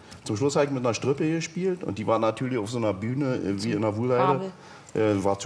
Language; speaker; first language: German; native; German